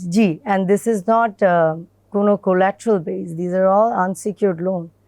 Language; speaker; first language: English; non-native, local second language; Bangla